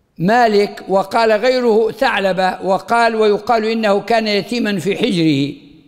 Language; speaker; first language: Arabic; native; Arabic